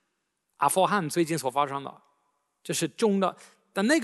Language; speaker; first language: Chinese; native; Chinese